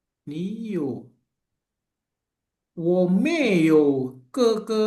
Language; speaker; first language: Chinese; non-native, learner; Indonesian